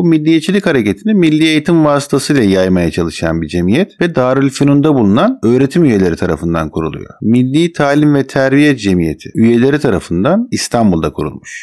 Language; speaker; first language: Turkish; native; Turkish